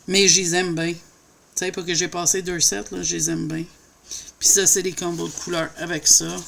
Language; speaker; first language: French; native; French